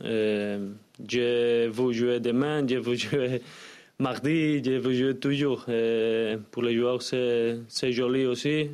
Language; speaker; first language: French; non-native, learner; Spanish